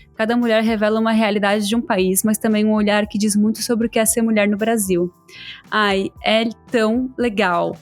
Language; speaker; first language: Portuguese; native; Portuguese